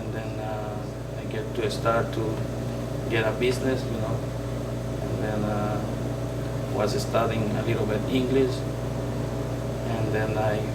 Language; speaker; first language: English; non-native, learner; Spanish